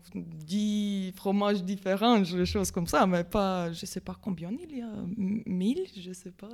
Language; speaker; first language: French; non-native, learner; Latvian